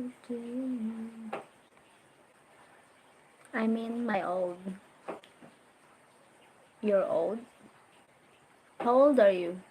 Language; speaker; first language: English; non-native, learner; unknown